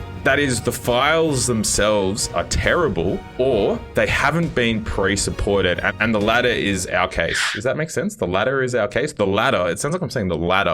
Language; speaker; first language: English; native; English